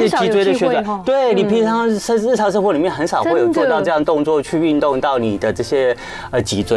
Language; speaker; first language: Chinese; native; Chinese